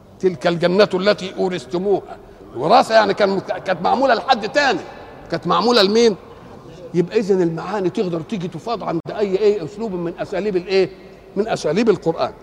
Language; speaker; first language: Arabic; native; Arabic